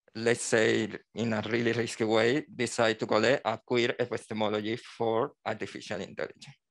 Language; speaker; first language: English; non-native, learner; Spanish